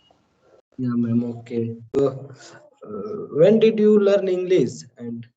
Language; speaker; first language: English; non-native, learner; Hindi